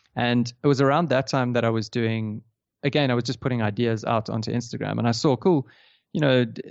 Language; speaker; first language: English; native; English